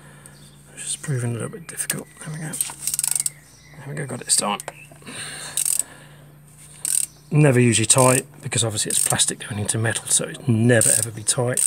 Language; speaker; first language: English; native; English